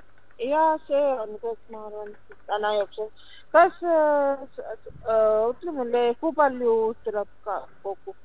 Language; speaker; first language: Estonian; non-native, learner; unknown